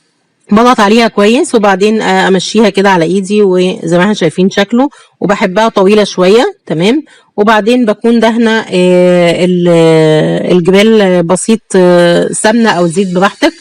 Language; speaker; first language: Arabic; native; Arabic